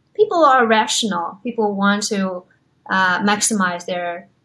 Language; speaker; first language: English; non-native, fluent; Chinese